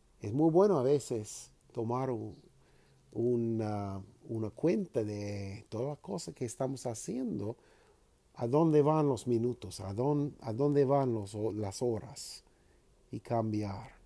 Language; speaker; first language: Spanish; non-native, fluent; English